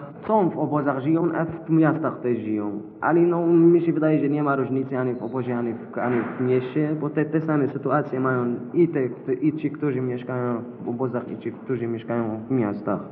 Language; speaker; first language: Polish; non-native, fluent; Arabic